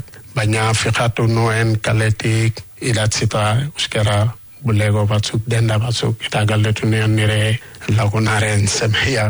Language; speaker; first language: Basque; non-native, learner; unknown